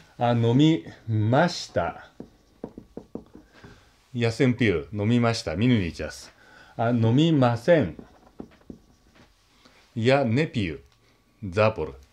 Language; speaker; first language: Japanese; non-native, learner; Czech